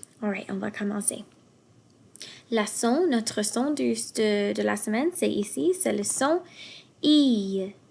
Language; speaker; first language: French; non-native, fluent; English